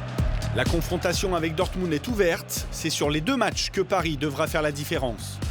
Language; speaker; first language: French; native; French